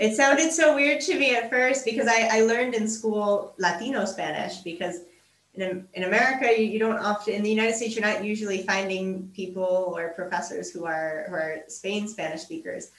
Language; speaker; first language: English; native; English